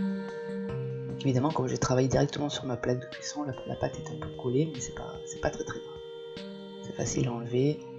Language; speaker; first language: French; native; French